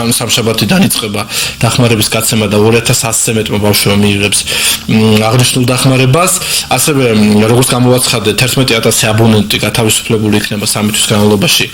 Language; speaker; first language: Georgian; non-native, local second language; Azerbaijani